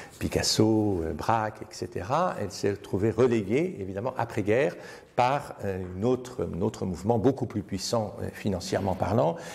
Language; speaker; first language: French; native; French